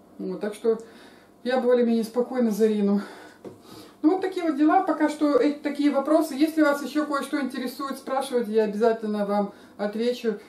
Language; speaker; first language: Russian; native; Russian